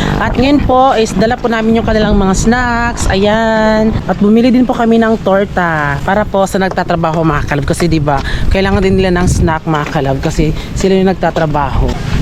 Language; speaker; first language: Filipino; non-native, local second language; Cebuano